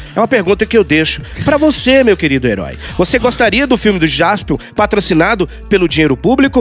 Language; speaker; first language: Portuguese; native; Portuguese